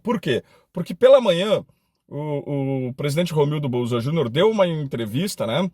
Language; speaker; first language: Portuguese; native; Portuguese